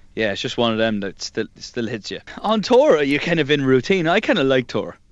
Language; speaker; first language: English; native; English